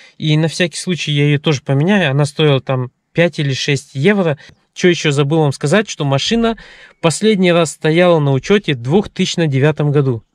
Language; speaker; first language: Russian; early bilingual, heritage; Russian